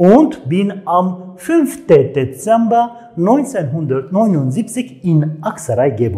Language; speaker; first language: German; non-native, fluent; Turkish